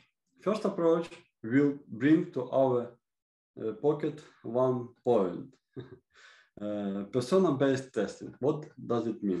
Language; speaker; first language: English; non-native, fluent; Ukrainian